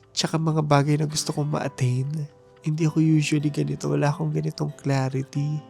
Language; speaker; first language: Filipino; native; Filipino